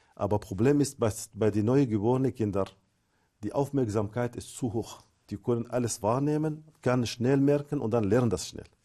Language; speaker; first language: German; non-native, fluent; Arabic